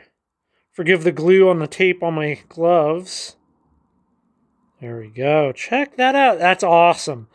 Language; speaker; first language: English; native; English